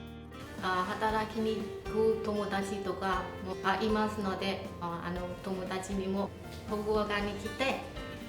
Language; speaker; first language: Japanese; non-native, fluent; Vietnamese